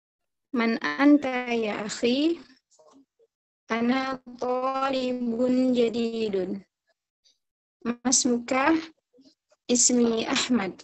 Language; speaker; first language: Arabic; non-native, fluent; Indonesian